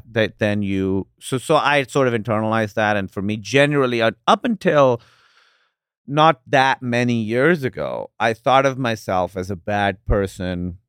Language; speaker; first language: English; non-native, local second language; Urdu